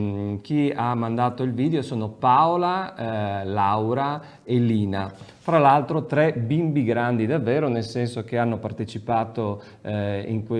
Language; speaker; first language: Italian; native; Italian